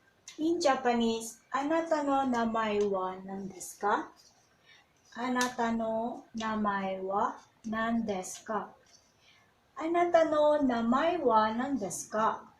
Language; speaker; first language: Japanese; non-native, learner; Filipino